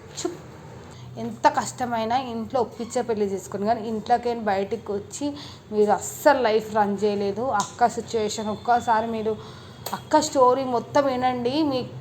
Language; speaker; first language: Telugu; native; Telugu